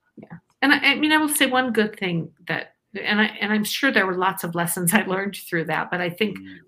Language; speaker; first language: English; native; English